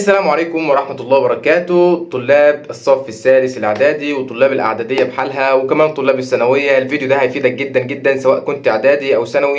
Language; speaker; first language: Arabic; native; Arabic